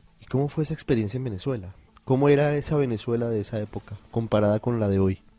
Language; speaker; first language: Spanish; native; Spanish